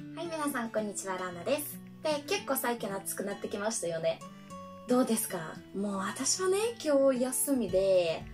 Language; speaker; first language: Japanese; non-native, fluent; Russian